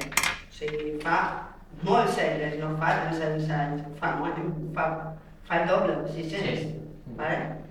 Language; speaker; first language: Catalan; non-native, fluent; Spanish